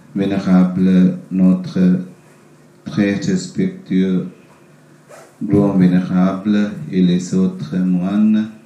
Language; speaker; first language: French; non-native, learner; Sinhala